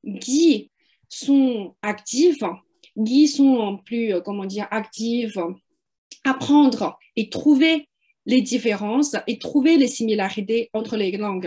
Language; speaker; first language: French; non-native, fluent; Chinese